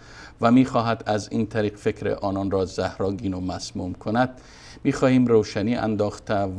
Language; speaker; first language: Persian; native; Persian